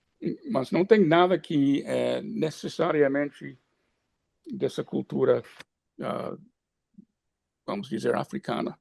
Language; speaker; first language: Portuguese; non-native, fluent; English